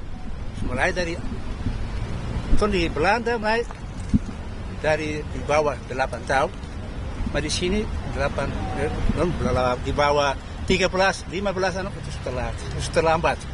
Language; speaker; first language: Indonesian; early bilingual, heritage; Dutch